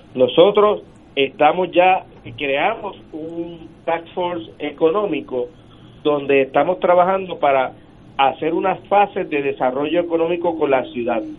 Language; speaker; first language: Spanish; native; Spanish